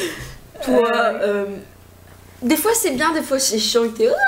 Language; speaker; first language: French; native; French